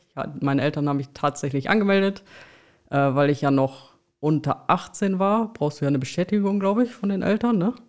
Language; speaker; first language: German; native; German